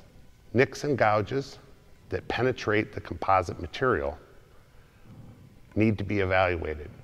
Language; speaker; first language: English; native; English